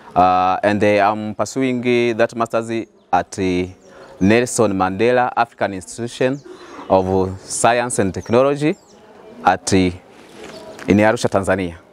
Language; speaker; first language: English; non-native, fluent; Rundi